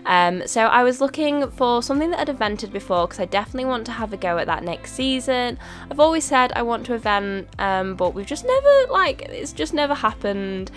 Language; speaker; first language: English; native; English